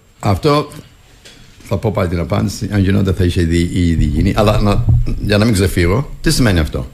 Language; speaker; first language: Greek; native; Greek